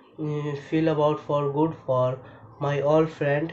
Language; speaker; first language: English; non-native, learner; Bangla